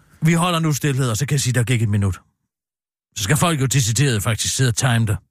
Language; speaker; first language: Danish; native; Danish